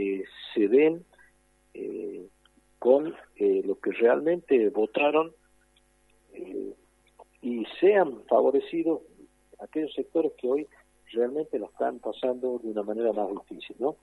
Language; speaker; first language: Spanish; native; Spanish